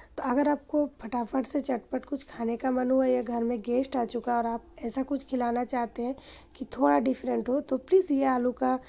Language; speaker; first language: Hindi; non-native, local second language; Bangla